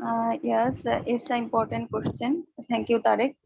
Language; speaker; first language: English; non-native, learner; Bangla